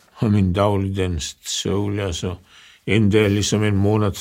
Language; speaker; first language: Danish; non-native, learner; Macedonian